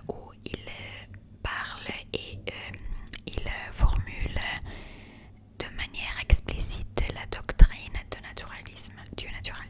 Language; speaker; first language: French; non-native, learner; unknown